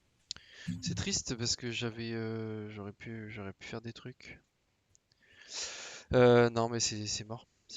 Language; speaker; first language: French; native; French